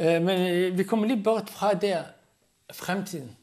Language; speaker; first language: Danish; non-native, fluent; Arabic